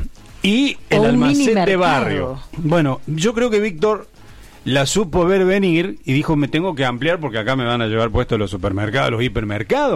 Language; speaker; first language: Spanish; native; Spanish